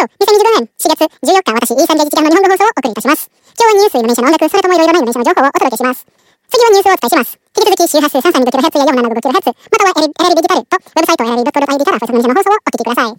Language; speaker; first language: Japanese; non-native, fluent; Indonesian